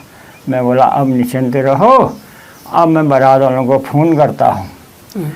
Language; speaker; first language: Hindi; non-native, local second language; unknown